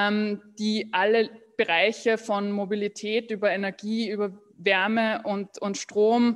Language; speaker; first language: German; native; German